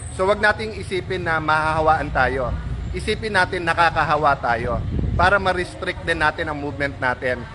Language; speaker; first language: Filipino; native; Filipino